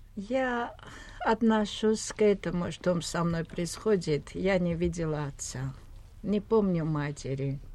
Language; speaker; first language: Russian; non-native, local second language; Armenian